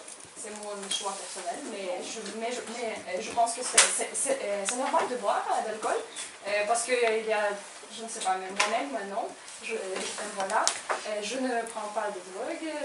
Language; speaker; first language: French; non-native, fluent; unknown